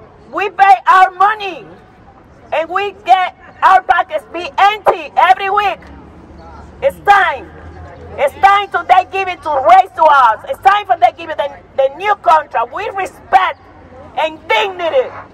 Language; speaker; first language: English; non-native, learner; Spanish